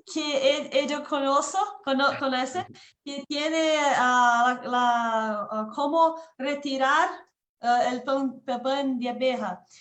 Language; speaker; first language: Spanish; non-native, learner; Portuguese